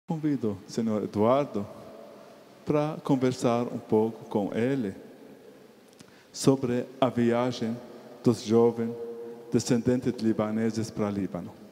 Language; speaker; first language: Portuguese; non-native, fluent; Arabic